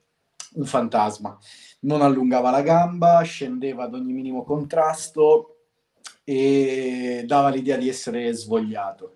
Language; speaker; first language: Italian; native; Italian